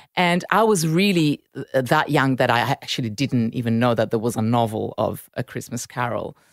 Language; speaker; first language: English; non-native, fluent; Italian